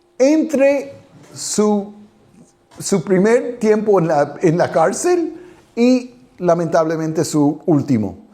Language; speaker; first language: Spanish; non-native, fluent; English